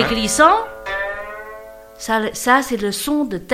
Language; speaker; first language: French; non-native, learner; Chinese